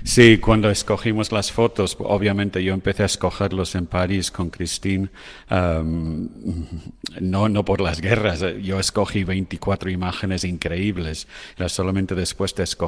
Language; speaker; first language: Spanish; non-native, fluent; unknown